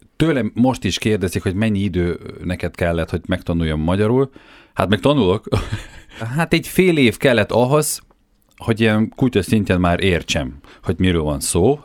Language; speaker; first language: Hungarian; non-native, fluent; Ukrainian